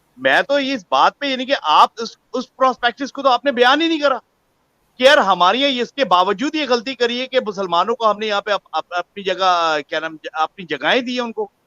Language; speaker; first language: Urdu; native; Urdu